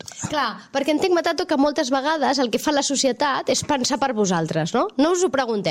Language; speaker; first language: Catalan; native; Catalan